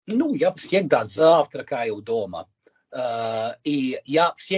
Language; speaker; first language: Russian; non-native, fluent; English